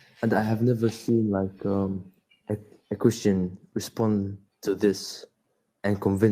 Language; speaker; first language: English; non-native, learner; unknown